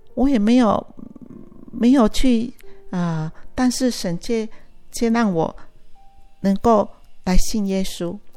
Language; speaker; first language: Chinese; native; Chinese